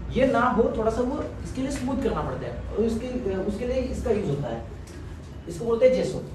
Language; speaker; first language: Hindi; non-native, local second language; Marathi